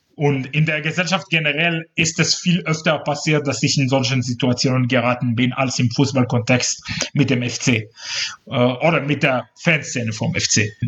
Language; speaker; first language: German; non-native, fluent; Hebrew